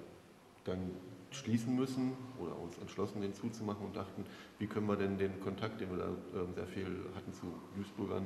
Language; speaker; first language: German; native; German